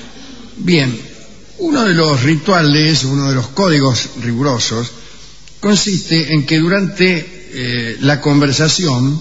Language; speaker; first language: Spanish; native; Spanish